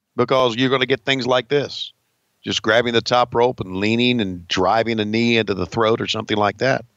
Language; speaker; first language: English; native; English